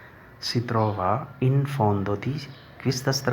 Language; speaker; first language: Italian; non-native, learner; Urdu